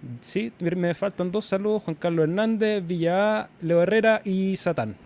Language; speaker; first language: Spanish; native; Spanish